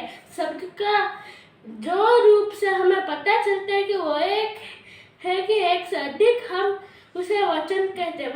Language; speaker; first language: Hindi; non-native, local second language; Odia